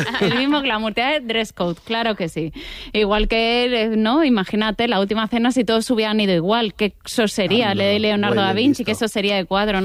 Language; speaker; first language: Spanish; native; Spanish